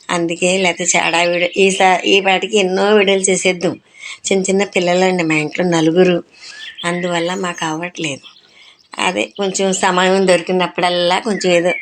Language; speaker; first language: Telugu; non-native, local second language; Urdu